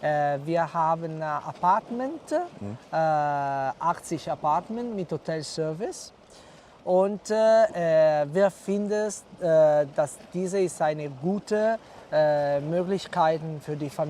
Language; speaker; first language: German; non-native, fluent; Italian